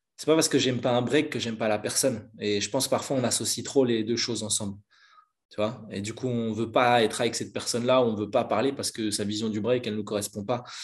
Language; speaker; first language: French; native; French